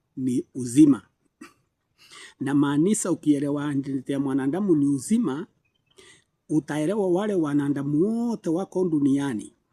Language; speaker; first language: Swahili; non-native, local second language; Kikuyu